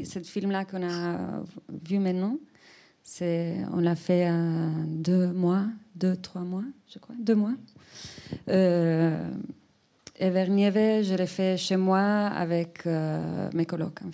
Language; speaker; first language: French; non-native, fluent; Spanish